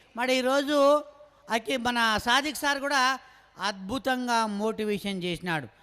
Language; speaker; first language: Telugu; non-native, local second language; Kannada